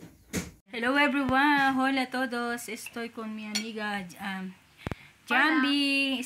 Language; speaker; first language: Spanish; non-native, learner; Filipino